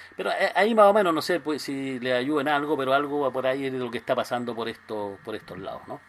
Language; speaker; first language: Spanish; native; Spanish